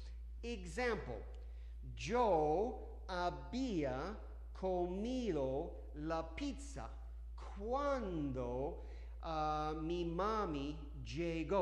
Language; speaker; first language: Spanish; non-native, learner; English